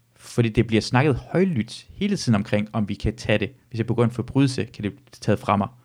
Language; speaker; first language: Danish; early bilingual, other home language; Persian